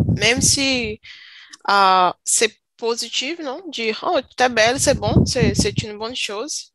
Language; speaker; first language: French; non-native, learner; Portuguese